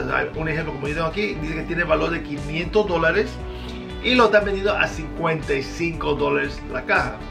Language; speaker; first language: Spanish; early bilingual, heritage; Spanish